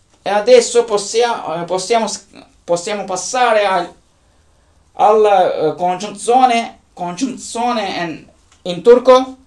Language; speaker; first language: Italian; non-native, learner; Turkish